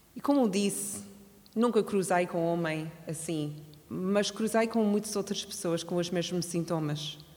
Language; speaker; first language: Portuguese; non-native, fluent; English